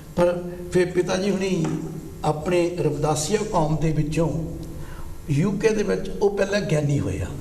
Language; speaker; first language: Punjabi; native; Punjabi